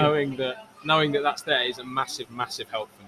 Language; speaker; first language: English; native; English